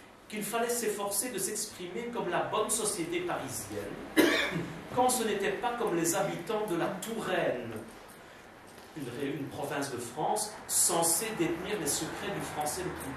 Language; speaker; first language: French; native; French